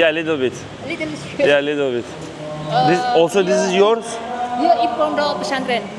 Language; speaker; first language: English; non-native, learner; Turkish